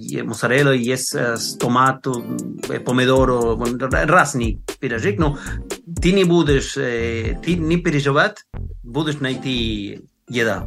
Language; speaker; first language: Russian; non-native, learner; Spanish